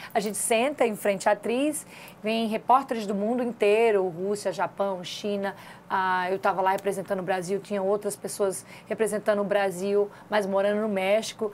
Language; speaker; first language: Portuguese; native; Portuguese